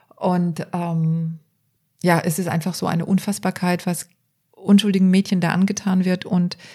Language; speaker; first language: German; native; German